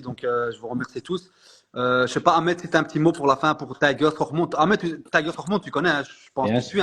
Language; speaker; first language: French; native; French